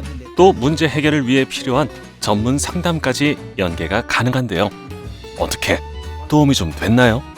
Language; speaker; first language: Korean; native; Korean